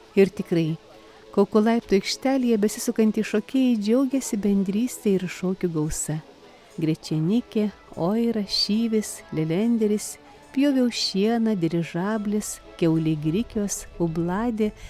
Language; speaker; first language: Lithuanian; native; Lithuanian